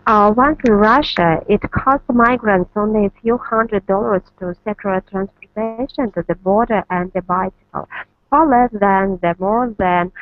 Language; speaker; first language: English; non-native, learner; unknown